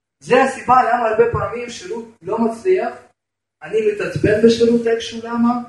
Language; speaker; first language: Hebrew; non-native, fluent; Russian